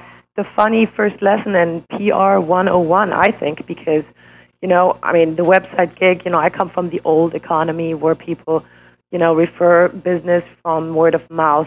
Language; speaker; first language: English; non-native, fluent; German